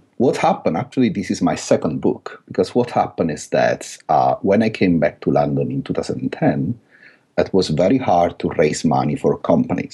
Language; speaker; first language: English; non-native, fluent; Italian